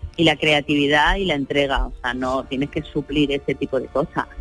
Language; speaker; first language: Spanish; native; Spanish